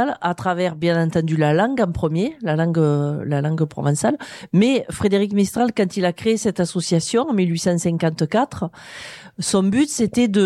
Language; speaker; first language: French; native; French